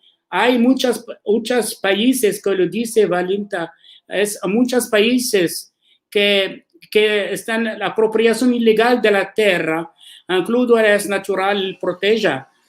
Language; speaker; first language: Spanish; non-native, learner; Arabic